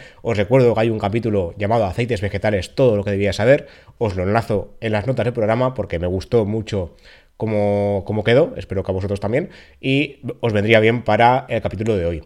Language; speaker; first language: Spanish; native; Spanish